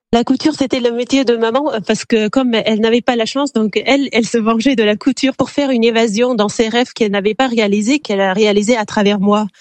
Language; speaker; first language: French; non-native, fluent; Uzbek